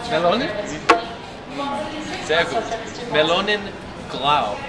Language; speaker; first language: German; non-native, learner; English